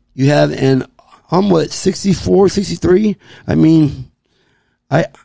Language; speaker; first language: English; native; English